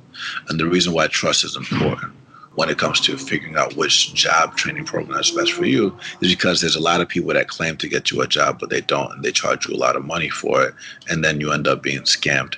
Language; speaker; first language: English; early bilingual, other home language; Spanish